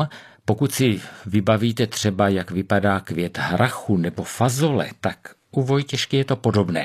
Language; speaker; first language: Czech; native; Czech